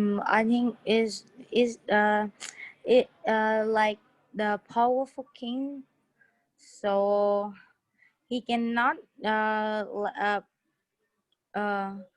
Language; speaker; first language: English; non-native, learner; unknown